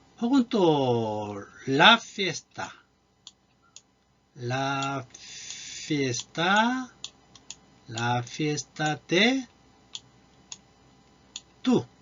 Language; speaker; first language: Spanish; non-native, fluent; Korean